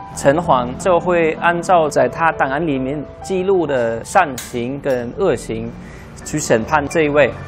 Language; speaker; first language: Chinese; non-native, fluent; German